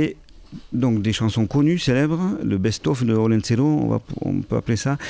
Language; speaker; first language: French; native; French